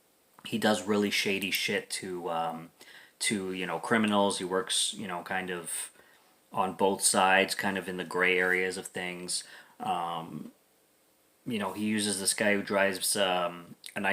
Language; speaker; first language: English; native; English